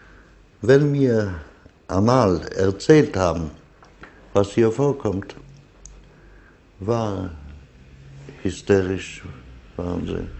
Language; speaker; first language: German; non-native, learner; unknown